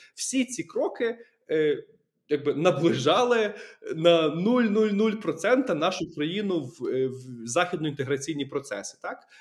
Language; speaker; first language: Ukrainian; native; Ukrainian